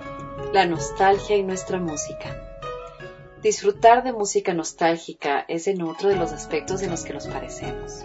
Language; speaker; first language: Spanish; native; Spanish